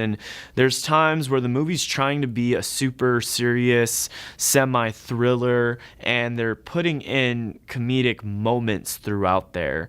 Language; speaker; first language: English; native; English